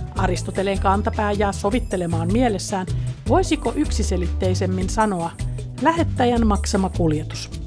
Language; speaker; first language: Finnish; native; Finnish